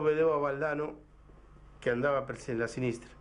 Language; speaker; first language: Italian; non-native, fluent; Spanish